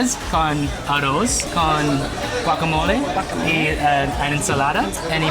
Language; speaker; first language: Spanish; non-native, learner; English